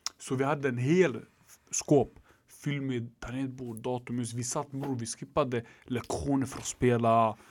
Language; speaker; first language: Swedish; early bilingual, other home language; Arabic